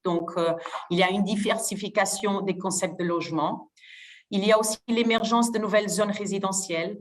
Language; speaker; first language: French; non-native, fluent; Portuguese